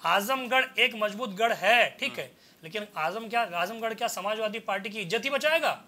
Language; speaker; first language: Hindi; native; Hindi